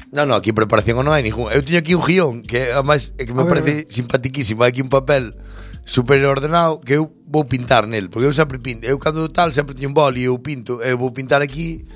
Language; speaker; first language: Galician; native; Galician